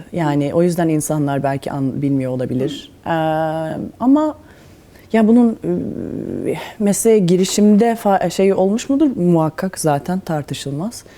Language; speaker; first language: Turkish; native; Turkish